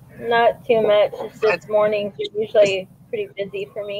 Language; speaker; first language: English; native; English